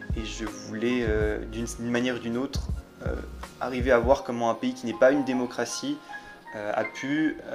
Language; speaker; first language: French; native; French